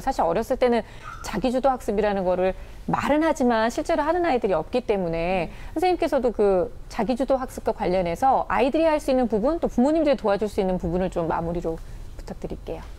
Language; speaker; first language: Korean; native; Korean